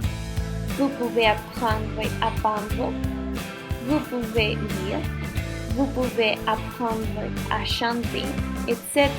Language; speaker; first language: French; non-native, learner; Spanish